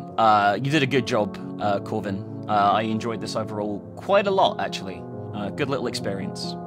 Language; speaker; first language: English; native; English